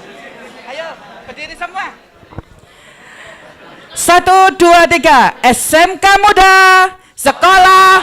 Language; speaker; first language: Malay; non-native, local second language; Javanese